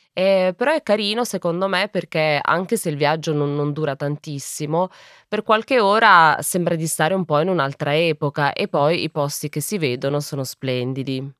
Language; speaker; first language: Italian; native; Italian